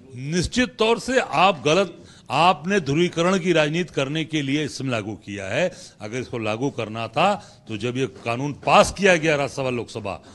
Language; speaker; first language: Hindi; native; Hindi